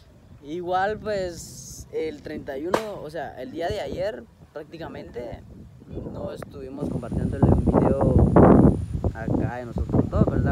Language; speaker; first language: Spanish; native; Spanish